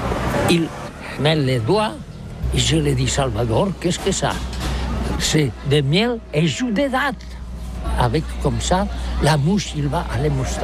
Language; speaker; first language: French; non-native, learner; Catalan